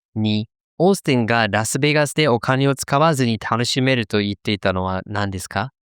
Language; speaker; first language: Japanese; non-native, fluent; English